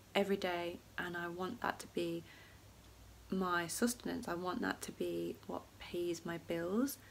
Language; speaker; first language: English; native; English